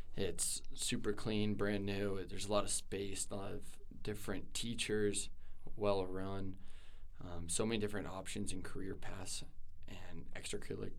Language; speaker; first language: English; native; English